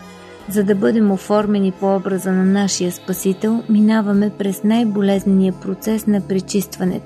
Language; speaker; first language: Bulgarian; native; Bulgarian